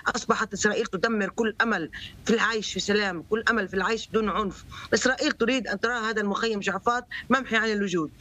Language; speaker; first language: Arabic; native; Arabic